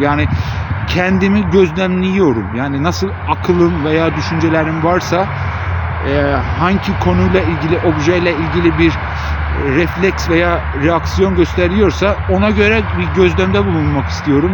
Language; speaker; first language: Turkish; non-native, fluent; Azerbaijani